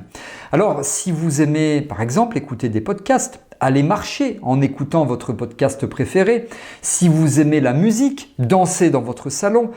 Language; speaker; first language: French; native; French